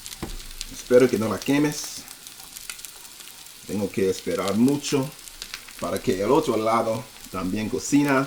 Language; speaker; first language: Spanish; non-native, learner; English